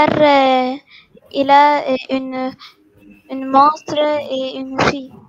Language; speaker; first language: French; non-native, learner; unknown